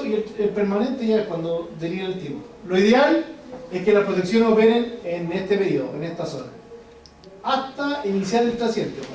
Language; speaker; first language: Spanish; native; Spanish